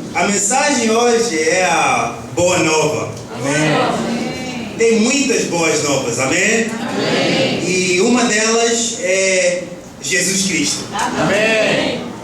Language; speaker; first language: Portuguese; early bilingual, heritage; Portuguese